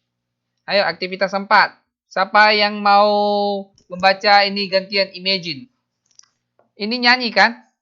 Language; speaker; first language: Indonesian; native; Indonesian